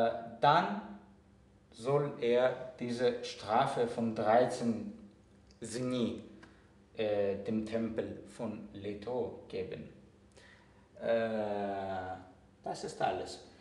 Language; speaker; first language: German; non-native, fluent; Greek